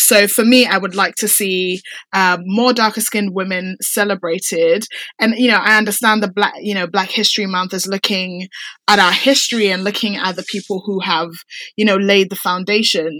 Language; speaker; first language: English; non-native, local second language; Akan